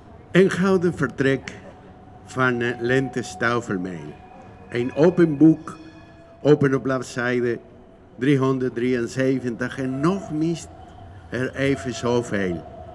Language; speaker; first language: Dutch; non-native, fluent; Spanish